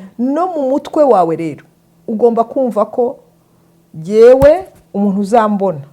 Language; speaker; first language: Kinyarwanda; early bilingual, heritage; Kinyarwanda